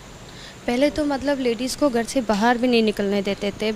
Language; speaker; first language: Hindi; non-native, fluent; Persian